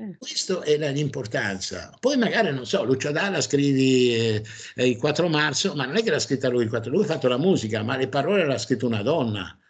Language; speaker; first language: Italian; non-native, fluent; French